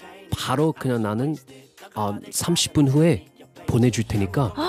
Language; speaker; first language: Korean; non-native, fluent; English